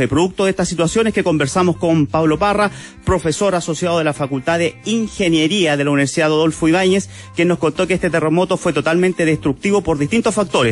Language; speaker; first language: Spanish; native; Spanish